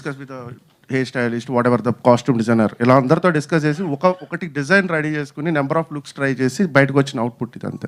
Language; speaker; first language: Telugu; native; Telugu